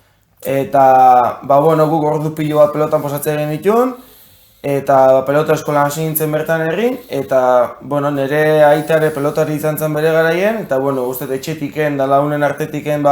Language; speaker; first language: Basque; native; Basque